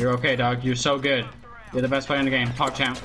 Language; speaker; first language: English; native; English